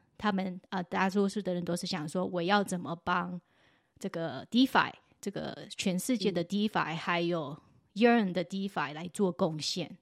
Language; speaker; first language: Chinese; early bilingual, heritage; Chinese